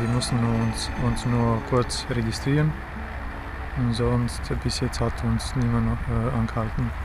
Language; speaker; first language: German; non-native, fluent; Romanian